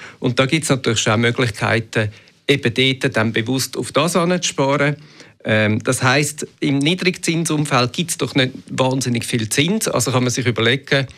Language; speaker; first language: German; native; German